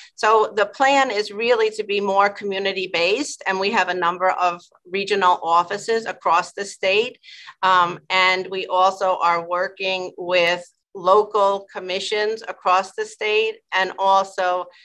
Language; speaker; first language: English; native; English